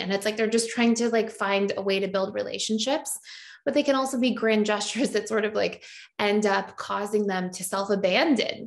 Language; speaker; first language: English; native; English